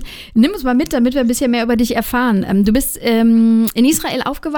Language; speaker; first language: German; native; German